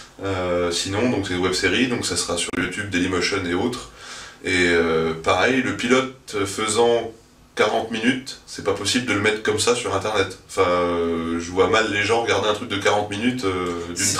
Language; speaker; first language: French; native; French